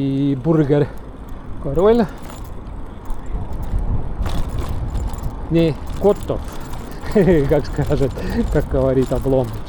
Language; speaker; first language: Russian; non-native, local second language; Estonian